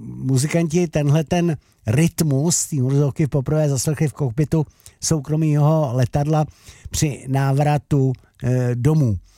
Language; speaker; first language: Czech; native; Czech